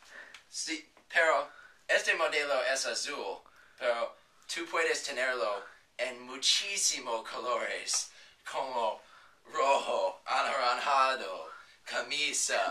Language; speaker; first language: Spanish; non-native, learner; English